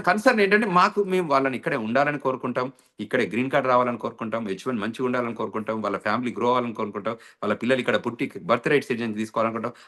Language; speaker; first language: Telugu; native; Telugu